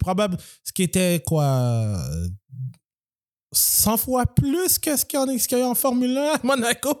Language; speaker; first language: French; native; French